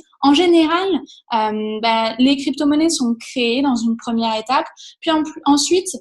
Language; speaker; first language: French; native; French